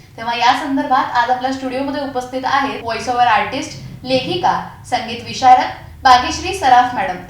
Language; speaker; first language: Marathi; native; Marathi